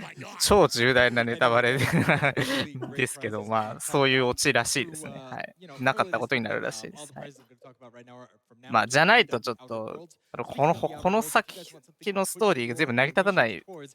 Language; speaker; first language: Japanese; native; Japanese